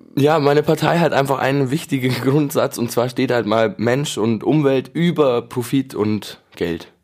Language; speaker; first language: German; native; German